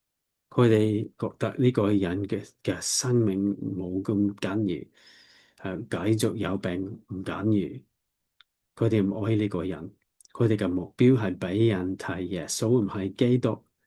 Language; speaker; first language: Cantonese; non-native, learner; English